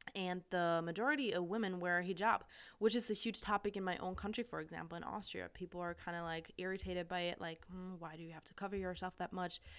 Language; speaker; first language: English; non-native, fluent; German